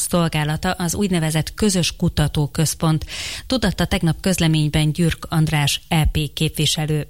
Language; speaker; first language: Hungarian; native; Hungarian